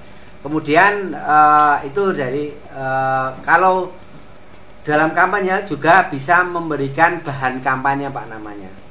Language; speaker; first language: Indonesian; native; Indonesian